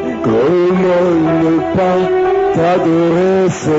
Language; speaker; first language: French; native; French